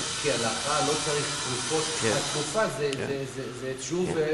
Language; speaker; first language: Hebrew; non-native, local second language; English